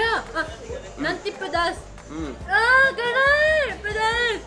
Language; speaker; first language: Indonesian; non-native, learner; Japanese